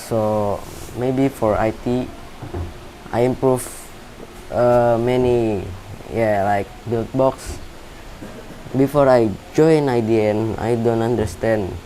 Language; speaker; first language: English; non-native, learner; Indonesian